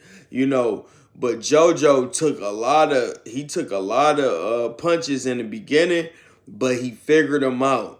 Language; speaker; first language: English; native; English